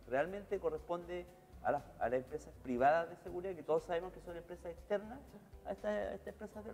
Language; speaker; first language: Spanish; native; Spanish